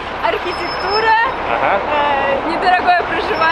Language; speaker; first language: Russian; native; Russian